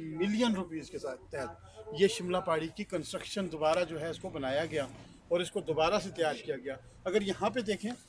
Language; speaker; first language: Urdu; non-native, local second language; Northern Hindko